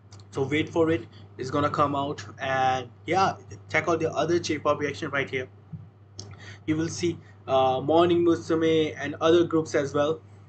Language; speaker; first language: English; non-native, local second language; Hindi